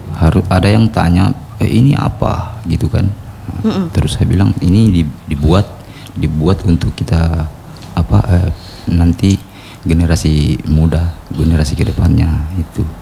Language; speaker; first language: Indonesian; non-native, local second language; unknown